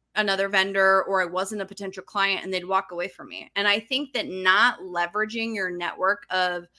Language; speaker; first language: English; native; English